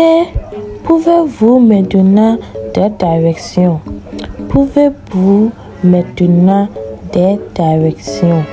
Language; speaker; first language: French; non-native, learner; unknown